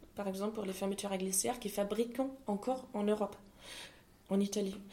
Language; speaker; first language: French; non-native, fluent; German